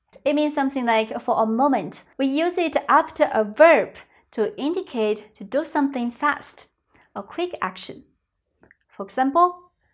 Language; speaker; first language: English; non-native, fluent; Chinese